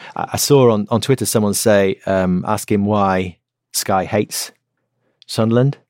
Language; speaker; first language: English; native; English